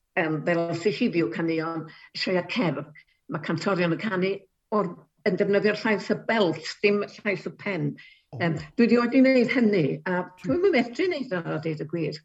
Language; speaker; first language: Welsh; native; Welsh